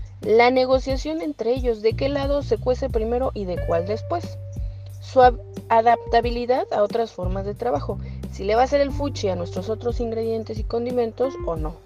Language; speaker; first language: Spanish; native; Spanish